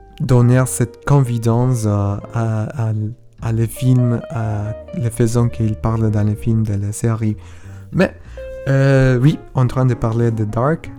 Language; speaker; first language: French; non-native, learner; Spanish